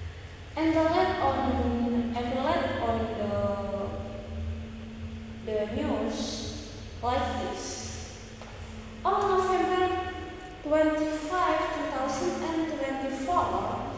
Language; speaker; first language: English; non-native, learner; Indonesian